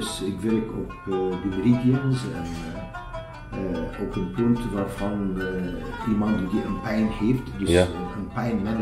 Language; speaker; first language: Dutch; non-native, learner; Arabic